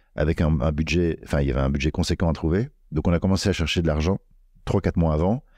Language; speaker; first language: French; native; French